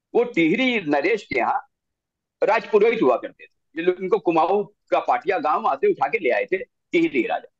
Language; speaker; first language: Hindi; native; Hindi